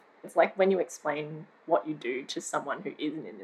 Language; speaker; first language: English; native; English